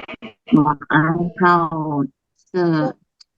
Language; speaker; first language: Chinese; non-native, learner; Indonesian